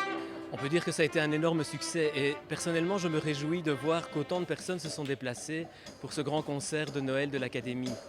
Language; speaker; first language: French; native; French